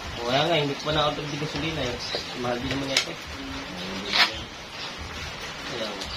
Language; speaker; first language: Filipino; native; Filipino